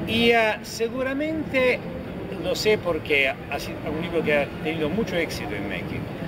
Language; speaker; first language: Spanish; non-native, fluent; Italian